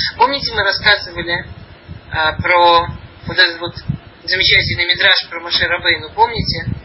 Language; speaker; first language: Russian; early bilingual, heritage; Russian